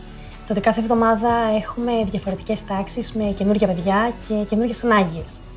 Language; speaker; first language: Greek; native; Greek